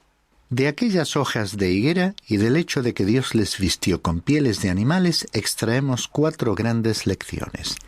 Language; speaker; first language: Spanish; native; Spanish